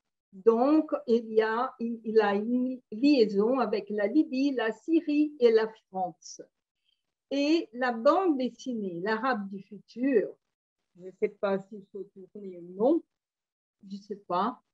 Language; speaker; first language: French; non-native, fluent; Portuguese